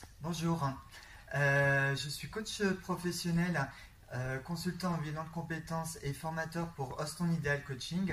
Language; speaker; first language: French; native; French